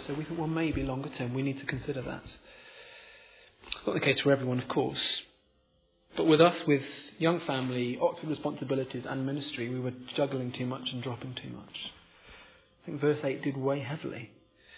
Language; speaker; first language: English; native; English